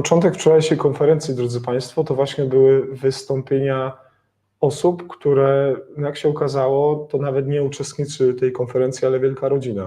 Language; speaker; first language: Polish; native; Polish